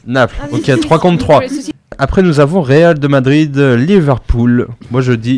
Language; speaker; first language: French; native; French